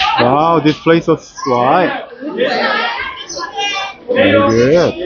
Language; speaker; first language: English; non-native, learner; Korean